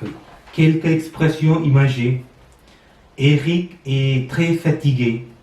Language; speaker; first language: French; non-native, learner; Sinhala